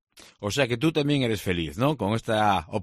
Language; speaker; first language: Spanish; native; Spanish